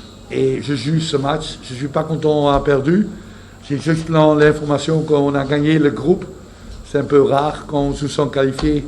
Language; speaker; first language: French; non-native, fluent; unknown